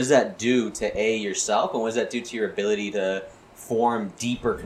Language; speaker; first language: English; native; English